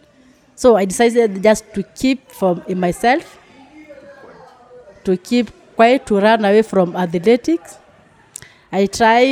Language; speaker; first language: English; non-native, local second language; Masai